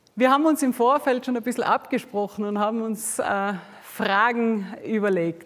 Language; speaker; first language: German; native; German